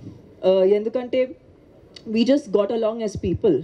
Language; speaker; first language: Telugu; non-native, local second language; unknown